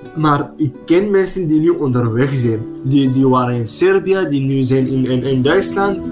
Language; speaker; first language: Dutch; non-native, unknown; Arabic